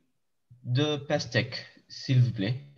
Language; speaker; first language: French; non-native, learner; English